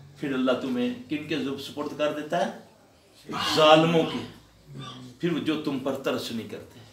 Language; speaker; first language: Urdu; native; Urdu